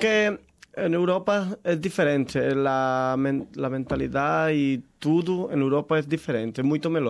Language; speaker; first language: Portuguese; non-native, learner; Spanish